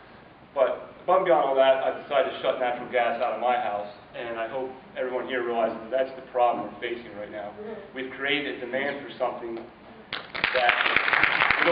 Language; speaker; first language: English; native; English